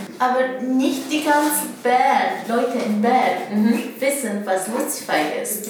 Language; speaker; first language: German; non-native, learner; Arabic